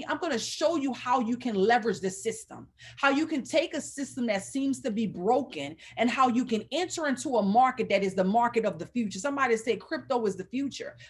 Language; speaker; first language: English; native; English